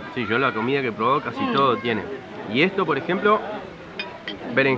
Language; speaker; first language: Spanish; native; Spanish